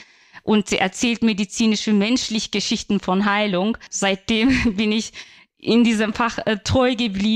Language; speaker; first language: German; non-native, fluent; Turkish